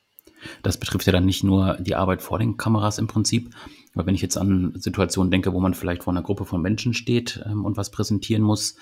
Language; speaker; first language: German; native; German